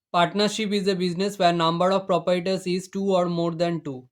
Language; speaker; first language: English; non-native, local second language; Bangla